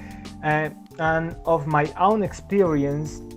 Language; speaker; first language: English; non-native, learner; Spanish